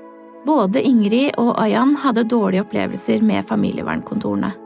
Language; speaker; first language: Norwegian; native; Norwegian